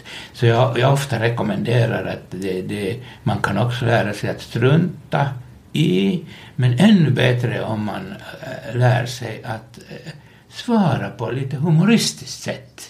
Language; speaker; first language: Swedish; non-native, local second language; Finnish